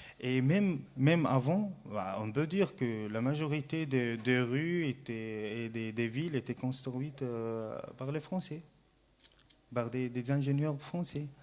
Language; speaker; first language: French; non-native, fluent; Arabic